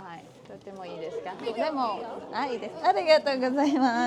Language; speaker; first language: Japanese; non-native, learner; Filipino